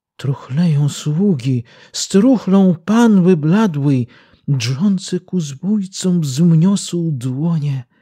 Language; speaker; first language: Polish; early bilingual, heritage; Polish